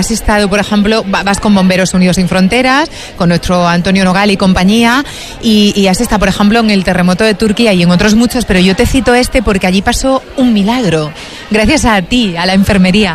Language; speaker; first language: Spanish; native; Spanish